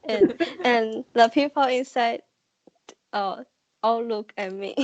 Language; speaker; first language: English; non-native, learner; Chinese